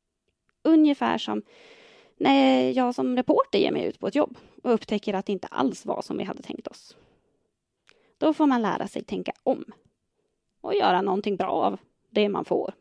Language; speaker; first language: Swedish; native; Swedish